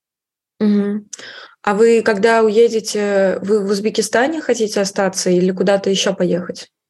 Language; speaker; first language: Russian; native; Russian